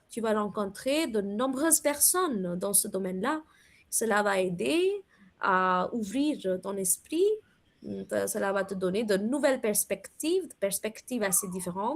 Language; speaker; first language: French; non-native, fluent; Hindi